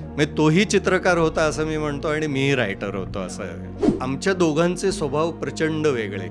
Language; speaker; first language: Marathi; native; Marathi